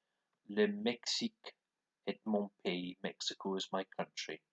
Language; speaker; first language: French; non-native, learner; English